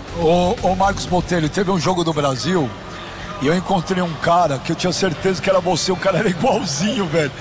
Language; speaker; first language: Portuguese; native; Portuguese